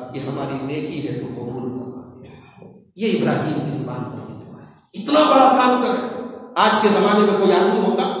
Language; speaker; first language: Urdu; native; Urdu